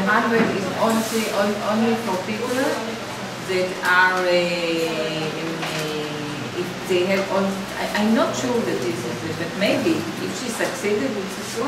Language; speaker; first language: English; non-native, fluent; Hebrew